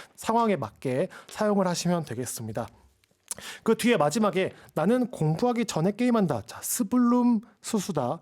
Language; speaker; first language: Korean; native; Korean